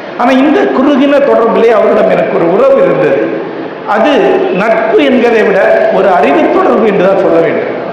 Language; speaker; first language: Tamil; non-native, local second language; Malayalam